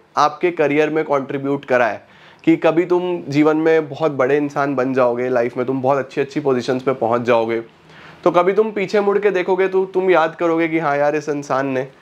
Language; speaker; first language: Hindi; native; Hindi